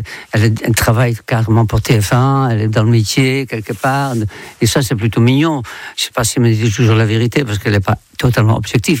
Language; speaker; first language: French; non-native, fluent; Dutch